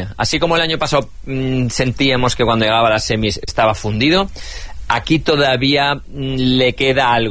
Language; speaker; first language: Spanish; native; Spanish